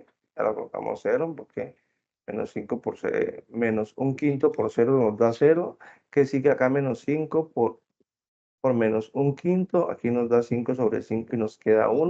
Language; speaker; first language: Spanish; native; Spanish